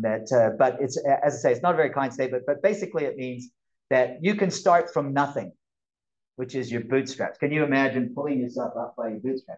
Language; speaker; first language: English; native; English